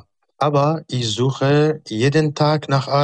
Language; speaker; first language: German; non-native, learner; Arabic